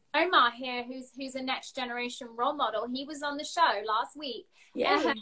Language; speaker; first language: English; native; English